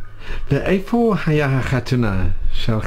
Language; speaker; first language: Hebrew; non-native, learner; English